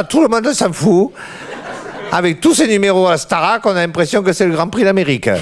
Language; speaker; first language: French; native; French